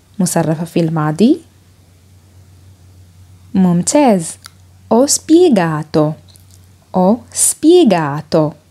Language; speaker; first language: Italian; non-native, fluent; Arabic